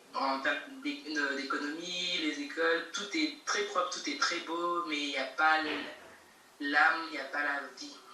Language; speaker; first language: French; native; French